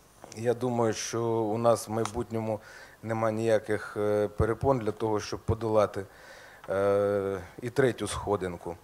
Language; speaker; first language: Ukrainian; native; Ukrainian